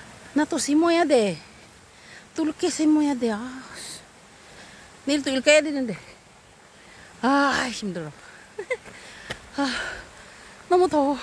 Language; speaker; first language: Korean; non-native, learner; Filipino